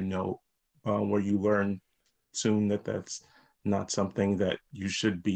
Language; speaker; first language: English; native; English